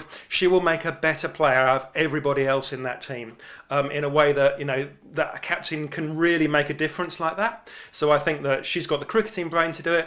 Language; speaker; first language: English; native; English